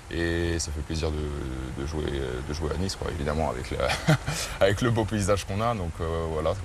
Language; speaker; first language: French; native; French